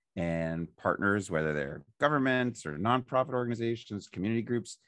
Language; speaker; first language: English; native; English